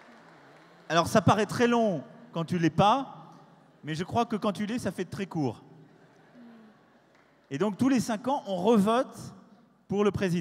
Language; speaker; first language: French; native; French